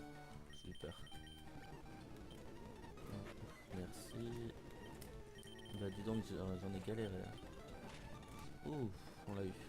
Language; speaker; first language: French; native; French